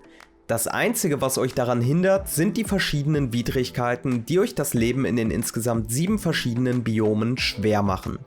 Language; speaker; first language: German; native; German